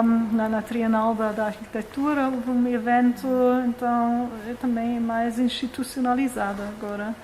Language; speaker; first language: Portuguese; non-native, fluent; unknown